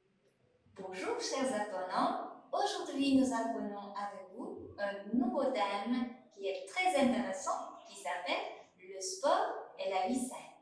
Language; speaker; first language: French; non-native, fluent; Uzbek